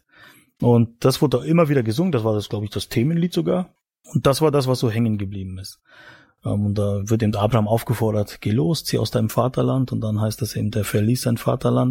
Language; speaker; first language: German; native; German